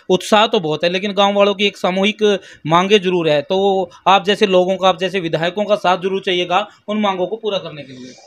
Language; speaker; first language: Hindi; native; Hindi